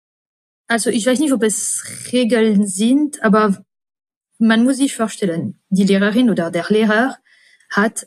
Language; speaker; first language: German; non-native, fluent; French